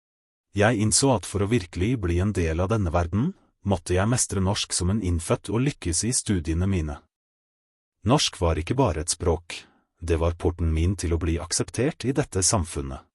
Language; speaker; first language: Norwegian; non-native, fluent; Russian